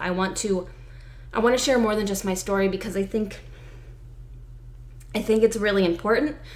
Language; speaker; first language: English; native; English